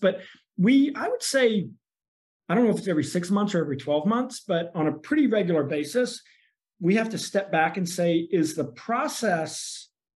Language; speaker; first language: English; native; English